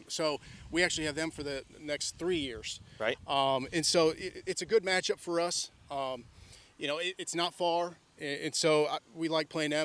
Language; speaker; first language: English; native; English